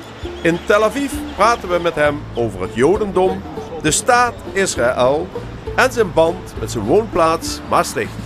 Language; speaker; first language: Dutch; native; Dutch